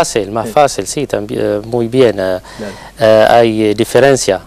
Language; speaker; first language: Spanish; non-native, learner; Arabic